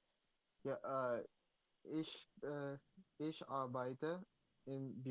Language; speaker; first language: German; non-native, learner; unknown